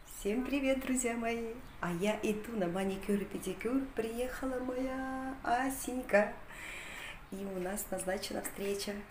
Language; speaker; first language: Russian; native; Russian